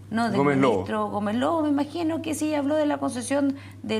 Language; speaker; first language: Spanish; native; Spanish